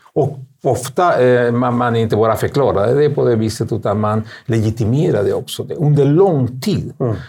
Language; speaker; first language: Swedish; non-native, fluent; Spanish